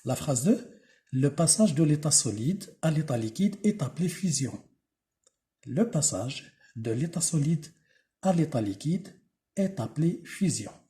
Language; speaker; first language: French; non-native, local second language; Arabic